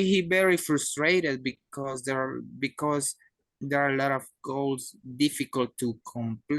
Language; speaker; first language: English; non-native, learner; Spanish